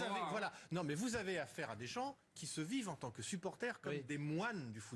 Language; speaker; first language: French; native; French